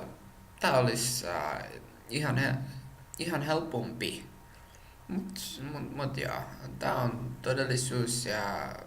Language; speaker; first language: Finnish; non-native, learner; Czech